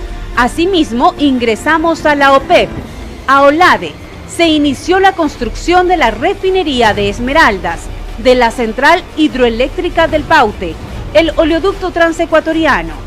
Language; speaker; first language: Spanish; native; Spanish